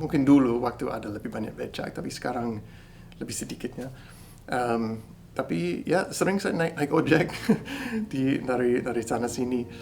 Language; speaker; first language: Indonesian; non-native, fluent; English